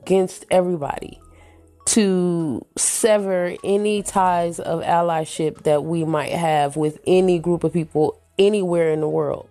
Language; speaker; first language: English; native; English